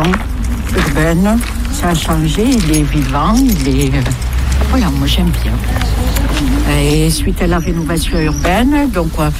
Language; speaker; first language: French; native; French